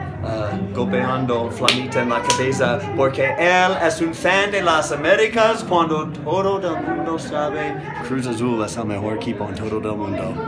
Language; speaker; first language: Spanish; non-native, learner; English